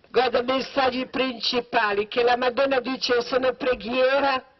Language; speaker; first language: Italian; non-native, learner; Croatian